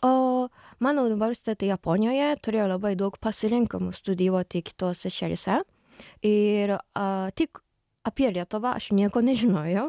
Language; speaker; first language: Lithuanian; non-native, learner; Japanese